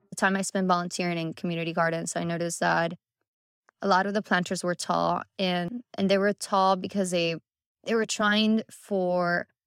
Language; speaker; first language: English; early bilingual, other home language; Spanish